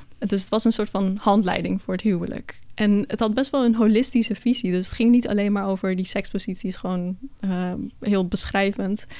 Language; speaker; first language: Dutch; early bilingual, other home language; Persian